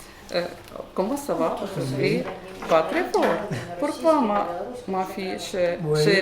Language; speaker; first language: French; non-native, learner; Ukrainian